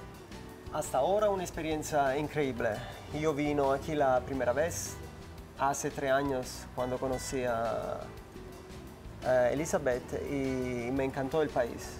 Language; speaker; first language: Spanish; non-native, learner; Italian